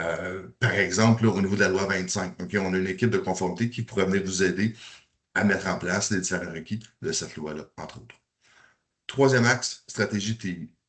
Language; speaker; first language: French; native; French